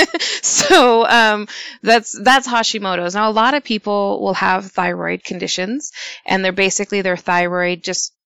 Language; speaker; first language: English; early bilingual, other home language; Spanish